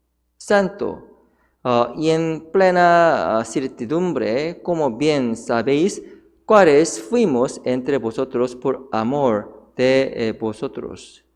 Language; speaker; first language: Spanish; non-native, fluent; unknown